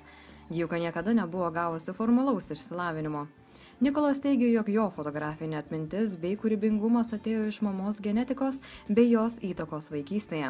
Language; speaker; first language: Lithuanian; native; Lithuanian